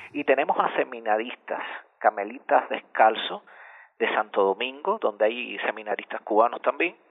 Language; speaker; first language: Spanish; native; Spanish